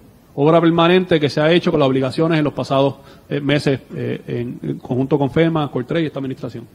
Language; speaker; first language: Spanish; native; Spanish